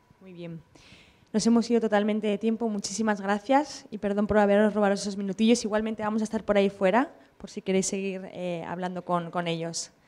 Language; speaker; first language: Spanish; native; Spanish